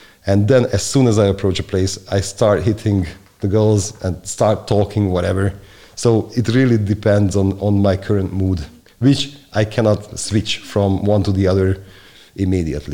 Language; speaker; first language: English; non-native, fluent; Hungarian